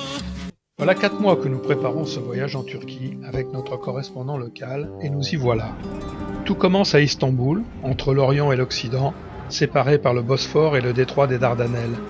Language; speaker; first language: French; native; French